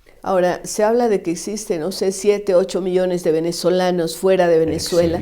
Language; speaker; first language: Spanish; native; Spanish